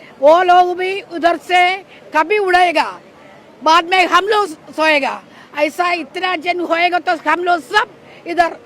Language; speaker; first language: Hindi; non-native, local second language; Malayalam